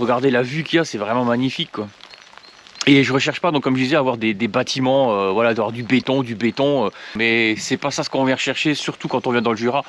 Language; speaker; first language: French; native; French